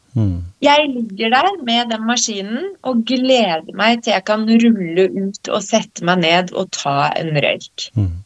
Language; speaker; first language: Norwegian; early bilingual, other home language; Polish